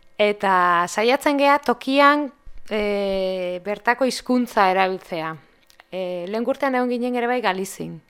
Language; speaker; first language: Basque; non-native, local second language; Spanish